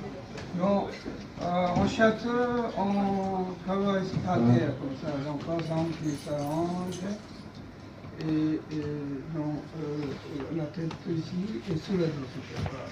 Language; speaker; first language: French; non-native, learner; Japanese